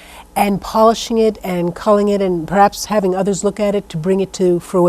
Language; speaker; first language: English; native; English